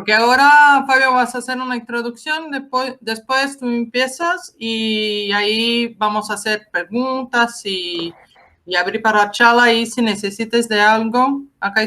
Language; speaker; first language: Spanish; non-native, fluent; Portuguese